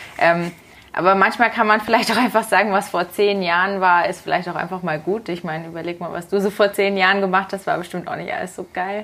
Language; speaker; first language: German; native; German